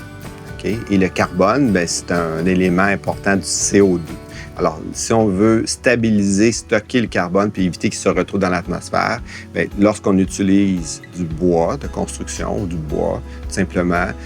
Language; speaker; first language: French; native; French